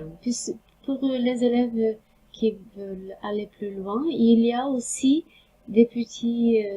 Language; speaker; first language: French; non-native, fluent; Norwegian